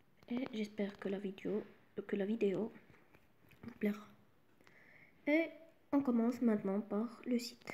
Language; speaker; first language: French; non-native, local second language; Arabic